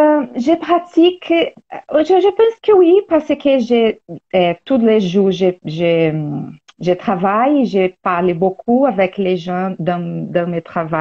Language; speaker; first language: French; non-native, learner; Portuguese